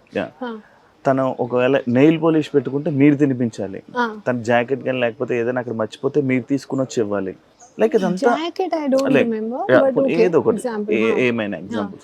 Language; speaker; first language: Telugu; native; Telugu